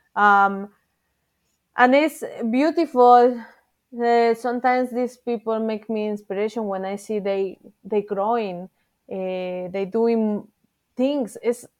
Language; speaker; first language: English; non-native, learner; Spanish